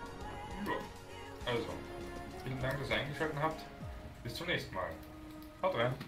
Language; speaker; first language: German; native; German